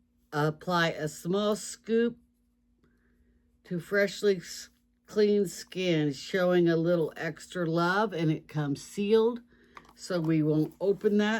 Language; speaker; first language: English; native; English